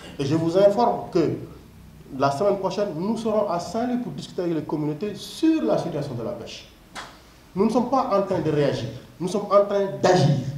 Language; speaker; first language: French; non-native, local second language; Wolof